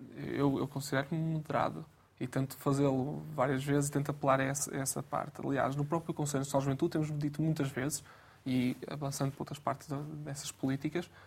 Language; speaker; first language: Portuguese; native; Portuguese